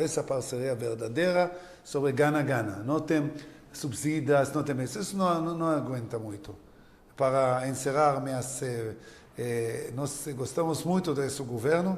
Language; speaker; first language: Portuguese; non-native, learner; Hebrew